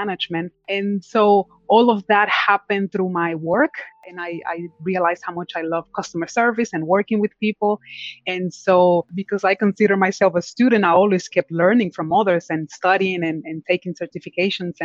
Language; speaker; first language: English; non-native, fluent; Spanish